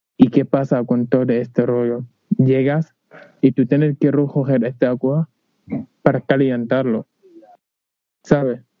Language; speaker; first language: Spanish; non-native, learner; Wolof